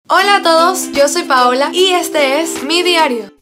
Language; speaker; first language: Spanish; native; Spanish